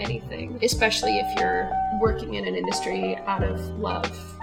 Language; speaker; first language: English; native; English